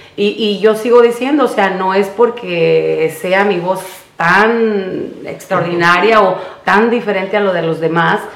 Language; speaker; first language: Spanish; native; Spanish